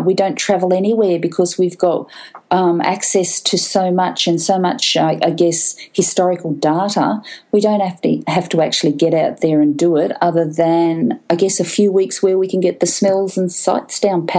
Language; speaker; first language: English; native; English